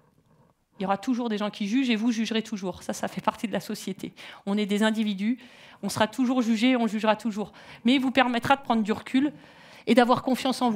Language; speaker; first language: French; native; French